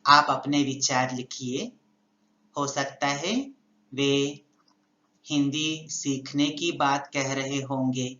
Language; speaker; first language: Hindi; non-native, local second language; Telugu